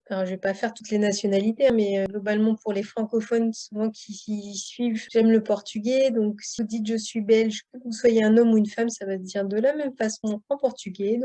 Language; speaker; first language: French; native; French